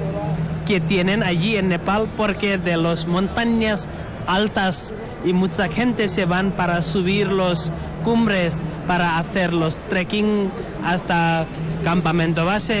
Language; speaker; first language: Spanish; non-native, learner; Nepali